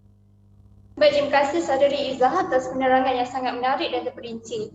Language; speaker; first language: Malay; native; Malay